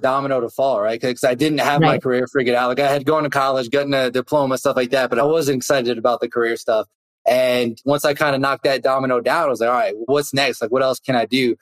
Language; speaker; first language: English; native; English